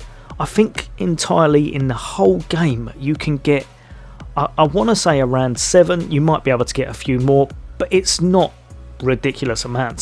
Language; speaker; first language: English; native; English